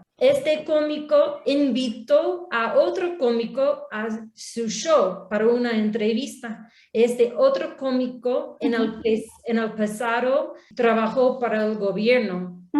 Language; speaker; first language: Spanish; non-native, learner; English